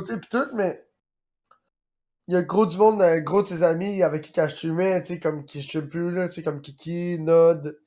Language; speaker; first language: French; native; French